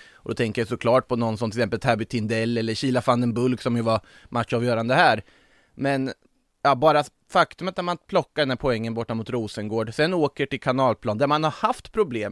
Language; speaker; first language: Swedish; native; Swedish